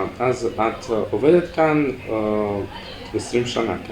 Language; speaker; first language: Hebrew; non-native, learner; Russian